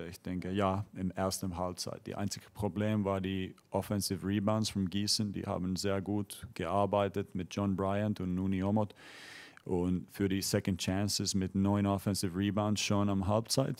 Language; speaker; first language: German; non-native, fluent; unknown